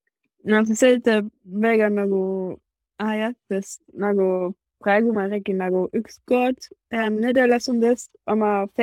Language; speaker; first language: Estonian; non-native, learner; German